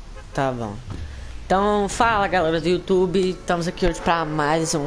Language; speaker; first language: Portuguese; native; Portuguese